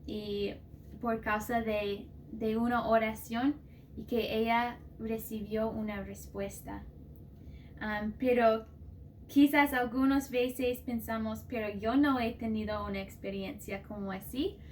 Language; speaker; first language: Spanish; non-native, fluent; English